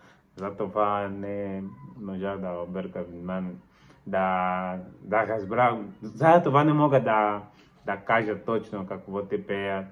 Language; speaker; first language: Bulgarian; non-native, learner; Portuguese